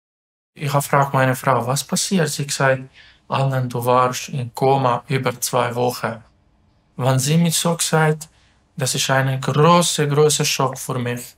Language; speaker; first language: German; non-native, learner; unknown